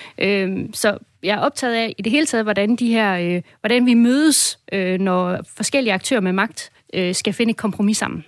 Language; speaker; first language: Danish; native; Danish